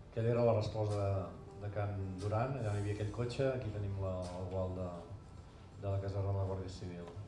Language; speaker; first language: Catalan; native; Catalan